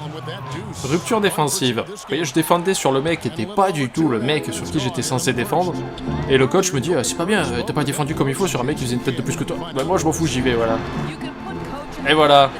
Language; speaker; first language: French; native; French